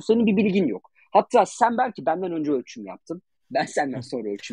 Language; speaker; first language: Turkish; native; Turkish